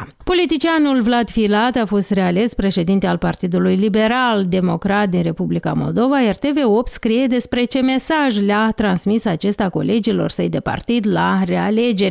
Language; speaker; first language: Romanian; native; Romanian